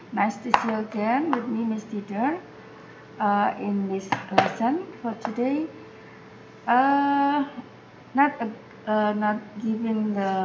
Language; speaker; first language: English; non-native, fluent; Indonesian